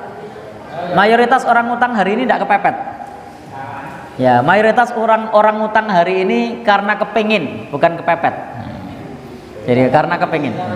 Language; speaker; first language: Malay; non-native, local second language; Javanese